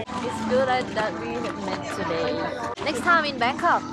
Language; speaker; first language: English; non-native, learner; Thai